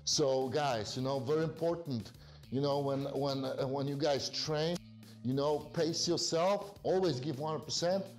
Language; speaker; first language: English; non-native, fluent; Polish